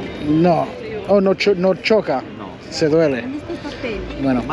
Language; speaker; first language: Spanish; non-native, learner; English